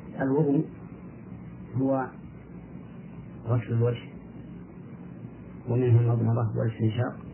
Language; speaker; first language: Arabic; native; Arabic